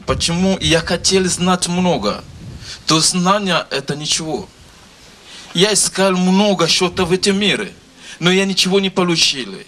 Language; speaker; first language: Russian; non-native, learner; Lingala